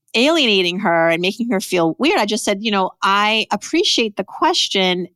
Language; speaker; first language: English; early bilingual, other home language; Persian